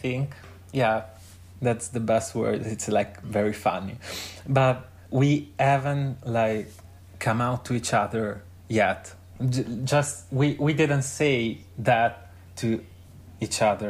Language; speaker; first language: English; non-native, fluent; Italian